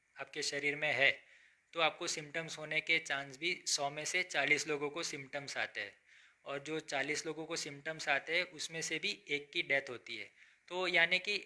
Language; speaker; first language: Hindi; non-native, local second language; Gujarati